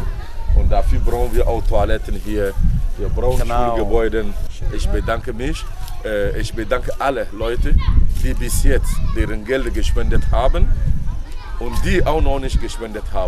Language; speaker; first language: German; non-native, learner; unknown